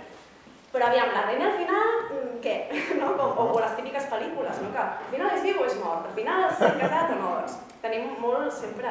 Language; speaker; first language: Catalan; native; Catalan